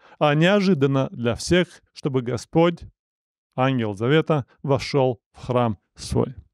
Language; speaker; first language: Russian; non-native, local second language; Romanian